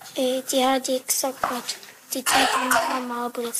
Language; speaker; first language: Danish; early bilingual, heritage; Danish